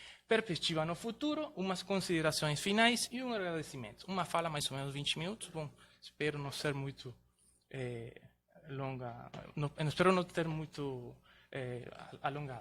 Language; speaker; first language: Portuguese; non-native, fluent; Spanish